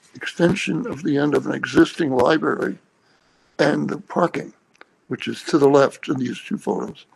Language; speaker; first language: English; native; English